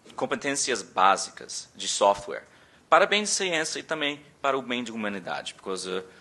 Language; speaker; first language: Portuguese; early bilingual, other home language; English